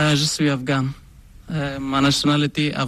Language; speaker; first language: French; non-native, learner; Persian